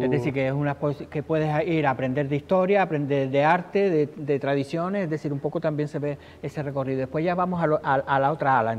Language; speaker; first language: Spanish; native; Spanish